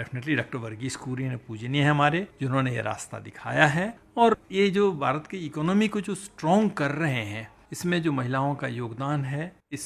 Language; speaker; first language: Hindi; native; Hindi